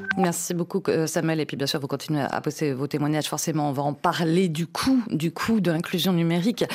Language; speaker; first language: French; native; French